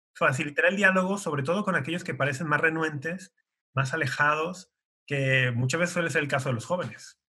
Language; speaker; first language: Spanish; native; Spanish